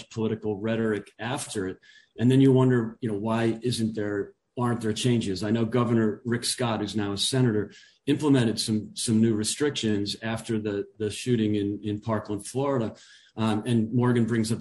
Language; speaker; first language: English; native; English